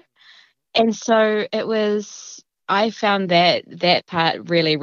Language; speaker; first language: English; native; English